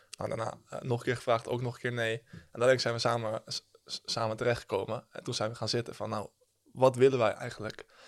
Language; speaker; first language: Dutch; early bilingual, heritage; Dutch